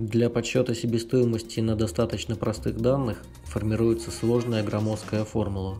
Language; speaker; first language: Russian; native; Russian